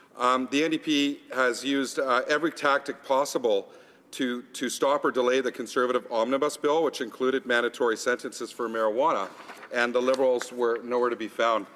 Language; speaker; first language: English; native; English